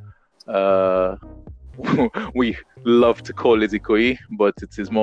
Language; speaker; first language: English; non-native, local second language; Yoruba